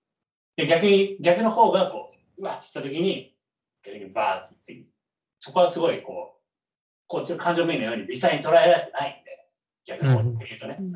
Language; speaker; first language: Japanese; native; Japanese